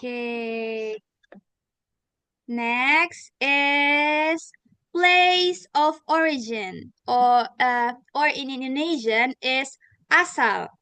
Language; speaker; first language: English; non-native, learner; Indonesian